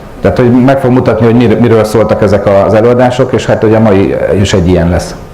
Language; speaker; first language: Hungarian; native; Hungarian